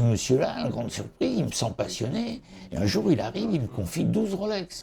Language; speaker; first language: French; native; French